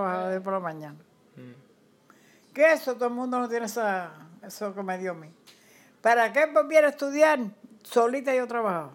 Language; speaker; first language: Spanish; native; Spanish